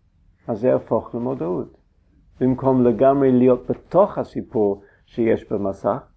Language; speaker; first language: Hebrew; non-native, fluent; English